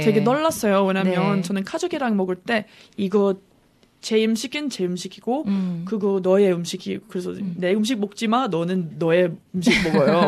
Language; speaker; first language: Korean; non-native, learner; English